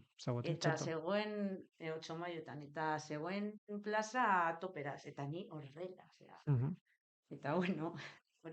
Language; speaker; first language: Basque; non-native, local second language; Spanish